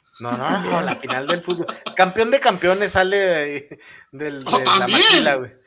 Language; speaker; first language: Spanish; native; Spanish